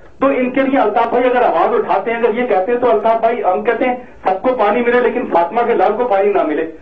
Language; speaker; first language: Urdu; native; Urdu